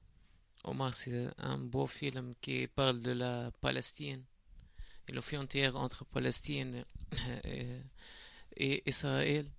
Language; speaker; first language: French; non-native, learner; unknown